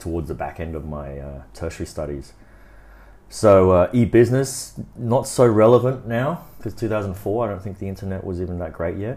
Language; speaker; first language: English; native; English